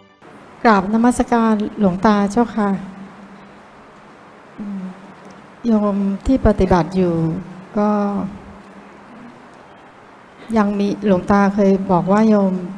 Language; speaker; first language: Thai; native; Thai